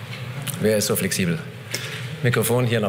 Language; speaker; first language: German; native; German